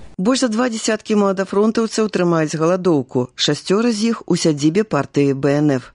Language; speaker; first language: Belarusian; native; Belarusian